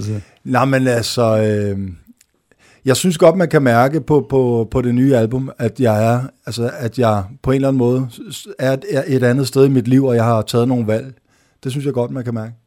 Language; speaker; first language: Danish; native; Danish